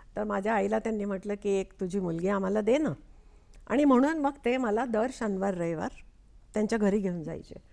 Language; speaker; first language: Marathi; non-native, local second language; Konkani